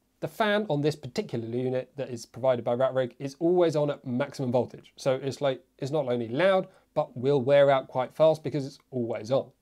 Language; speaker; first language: English; native; English